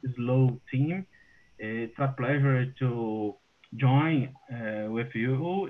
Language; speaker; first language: English; non-native, learner; Portuguese